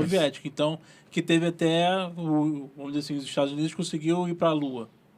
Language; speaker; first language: Portuguese; native; Portuguese